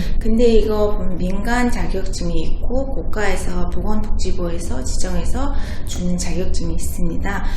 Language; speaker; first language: Korean; non-native, fluent; Mongolian